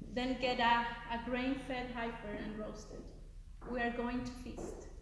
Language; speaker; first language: English; non-native, fluent; Spanish